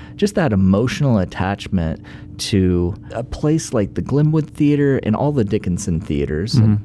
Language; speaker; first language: English; native; English